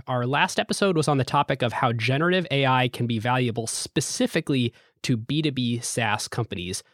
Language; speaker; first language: English; native; English